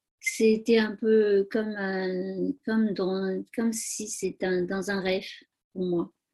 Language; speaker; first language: French; non-native, learner; Tibetan